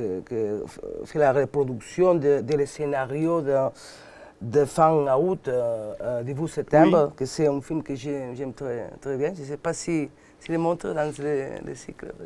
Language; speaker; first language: French; non-native, learner; Catalan